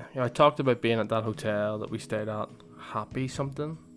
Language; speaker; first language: English; native; English